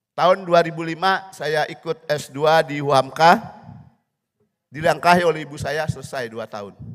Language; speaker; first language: Indonesian; non-native, local second language; Balinese